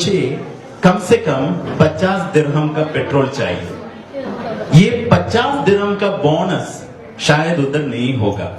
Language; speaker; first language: Hindi; non-native, fluent; Bangla